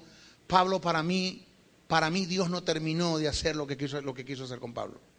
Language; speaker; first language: Spanish; native; Spanish